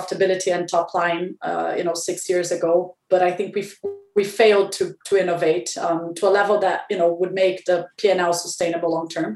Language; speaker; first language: English; non-native, fluent; Portuguese